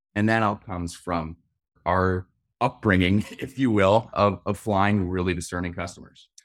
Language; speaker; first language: English; native; English